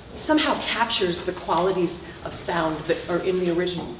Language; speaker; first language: English; native; English